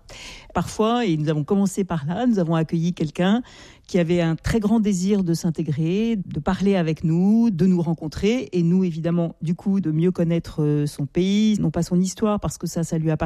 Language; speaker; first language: French; native; French